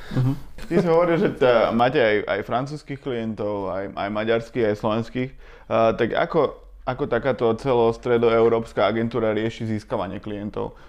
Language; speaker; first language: Slovak; native; Slovak